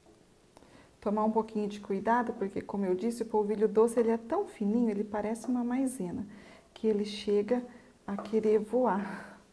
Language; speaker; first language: Portuguese; native; Portuguese